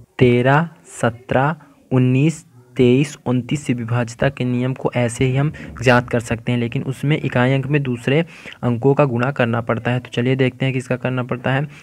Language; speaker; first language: Hindi; native; Hindi